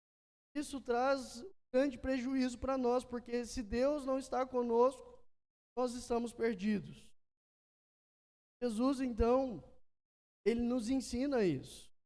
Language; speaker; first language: Portuguese; native; Portuguese